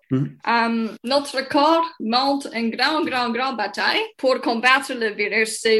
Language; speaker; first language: French; non-native, local second language; English